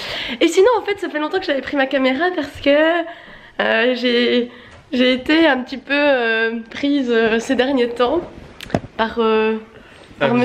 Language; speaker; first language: French; native; French